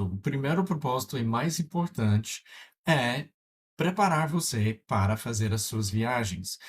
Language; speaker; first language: Portuguese; non-native, fluent; English